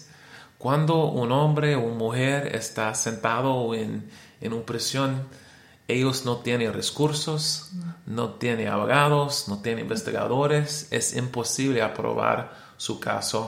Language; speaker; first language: Spanish; non-native, learner; English